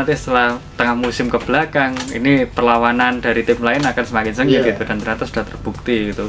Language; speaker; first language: Indonesian; native; Indonesian